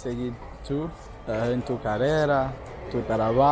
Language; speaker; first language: Spanish; non-native, learner; Swahili